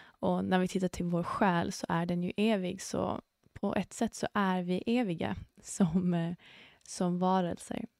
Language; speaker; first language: Swedish; early bilingual, other home language; English